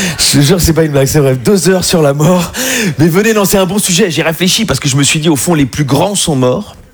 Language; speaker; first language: French; native; French